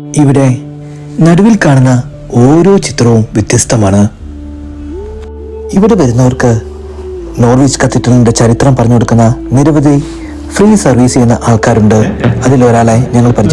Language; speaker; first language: Malayalam; native; Malayalam